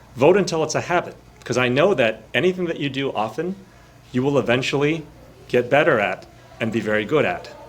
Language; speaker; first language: English; early bilingual, other home language; Korean